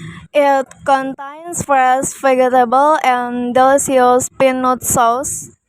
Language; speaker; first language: English; non-native, learner; Indonesian